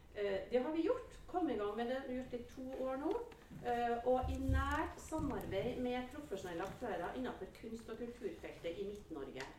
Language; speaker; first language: Norwegian; native; Norwegian